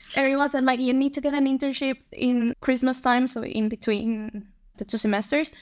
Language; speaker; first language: English; non-native, fluent; Spanish